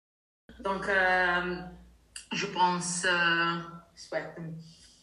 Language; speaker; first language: French; non-native, learner; Italian